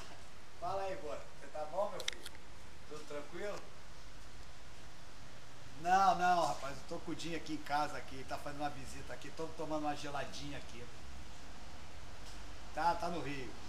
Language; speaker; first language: Portuguese; native; Portuguese